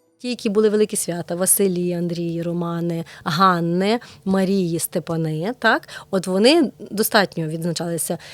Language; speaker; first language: Ukrainian; native; Ukrainian